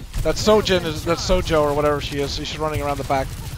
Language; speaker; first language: English; native; English